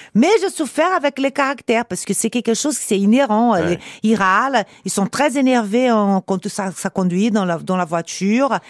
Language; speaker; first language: French; non-native, fluent; Portuguese